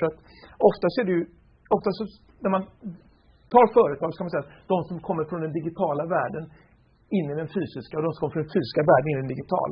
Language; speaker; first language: Swedish; native; Swedish